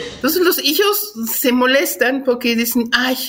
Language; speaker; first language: Spanish; non-native, fluent; German